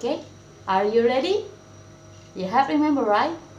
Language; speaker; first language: English; non-native, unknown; Indonesian